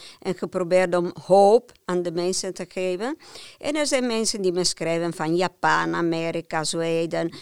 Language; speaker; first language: Dutch; non-native, fluent; Italian